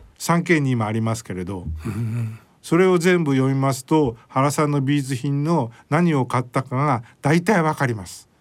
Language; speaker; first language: Japanese; native; Japanese